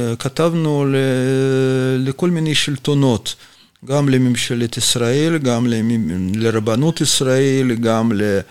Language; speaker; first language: Hebrew; non-native, fluent; Russian